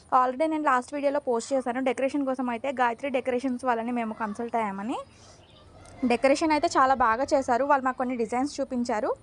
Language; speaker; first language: Telugu; non-native, local second language; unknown